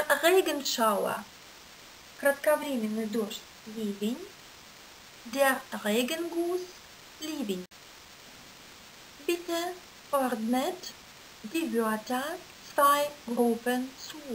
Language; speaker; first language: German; non-native, fluent; Russian